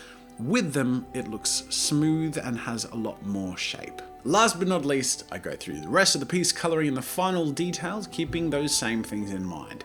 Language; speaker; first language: English; native; English